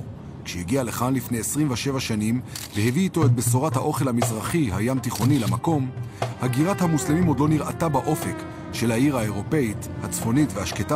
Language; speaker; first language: Hebrew; native; Hebrew